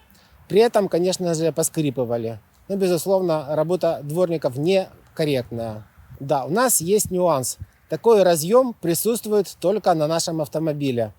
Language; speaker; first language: Russian; native; Russian